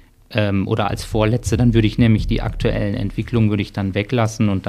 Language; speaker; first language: German; native; German